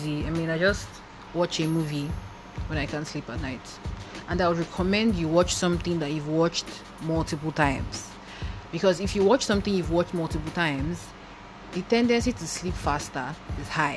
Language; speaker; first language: English; non-native, local second language; Igbo